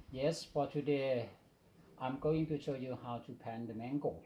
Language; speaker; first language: English; non-native, learner; Thai